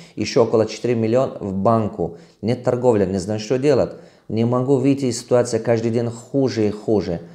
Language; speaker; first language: Russian; non-native, local second language; Tajik